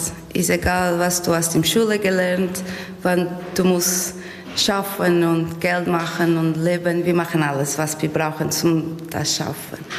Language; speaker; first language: German; non-native, learner; Portuguese